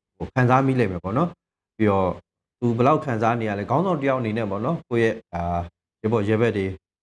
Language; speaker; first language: Burmese; native; Burmese